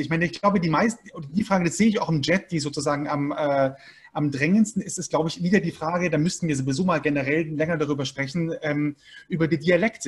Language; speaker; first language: German; native; German